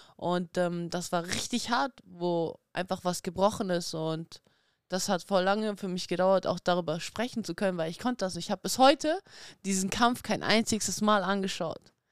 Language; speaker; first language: German; early bilingual, other home language; Russian